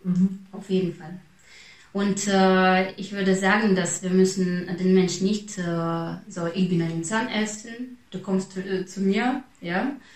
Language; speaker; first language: German; non-native, fluent; Russian